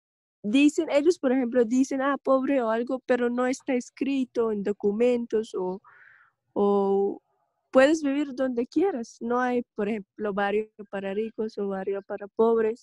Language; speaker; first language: Spanish; non-native, learner; Russian